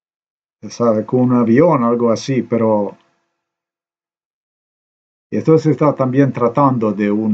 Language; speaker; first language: Spanish; non-native, learner; Slovenian